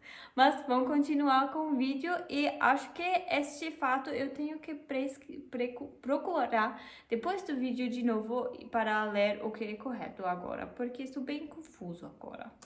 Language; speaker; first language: Portuguese; non-native, fluent; German